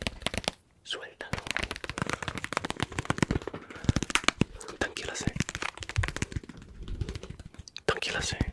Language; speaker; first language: Spanish; non-native, fluent; English